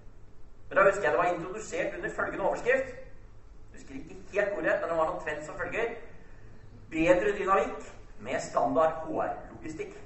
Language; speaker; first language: Norwegian; native; Norwegian